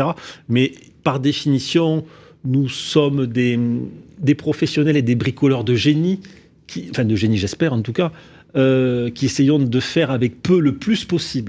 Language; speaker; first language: French; native; French